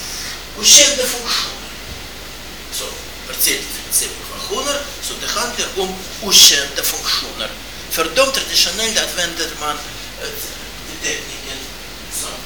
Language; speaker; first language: Swedish; non-native, fluent; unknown